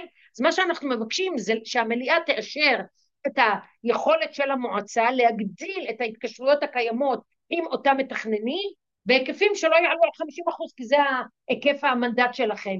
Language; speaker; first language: Hebrew; native; Hebrew